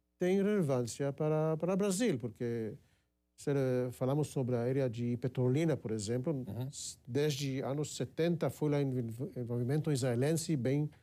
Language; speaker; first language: Portuguese; non-native, fluent; Hebrew